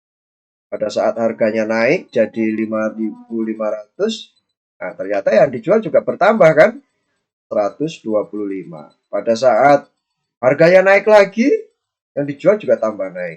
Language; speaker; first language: Indonesian; native; Indonesian